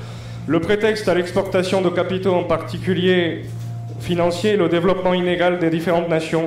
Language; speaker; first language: French; native; French